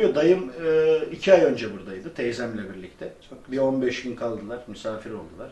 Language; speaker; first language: Turkish; early bilingual, other home language; Albanian